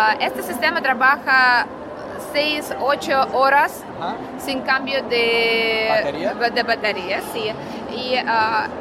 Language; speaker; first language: Spanish; non-native, learner; Russian